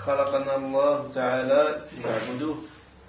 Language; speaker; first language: Arabic; non-native, learner; French